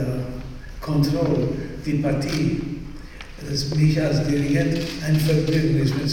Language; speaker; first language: German; non-native, fluent; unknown